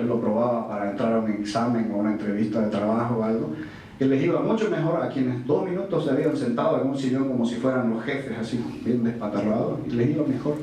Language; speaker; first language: Spanish; native; Spanish